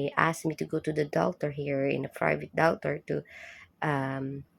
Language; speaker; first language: English; non-native, local second language; Filipino